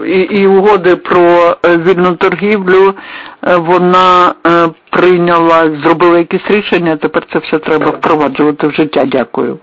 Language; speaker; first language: Ukrainian; non-native, fluent; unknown